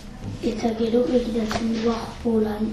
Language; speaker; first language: Basque; non-native, local second language; French